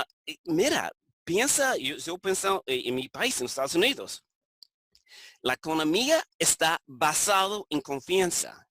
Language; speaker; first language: Spanish; non-native, fluent; English